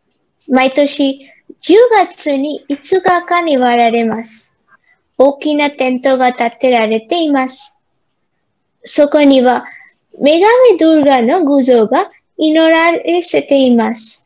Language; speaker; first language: Japanese; non-native, learner; Bangla